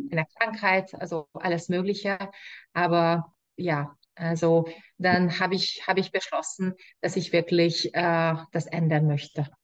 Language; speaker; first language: German; non-native, fluent; Hungarian